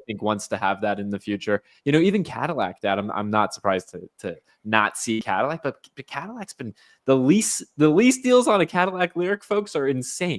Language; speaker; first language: English; native; English